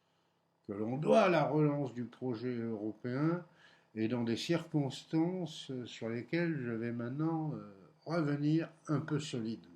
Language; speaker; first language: French; native; French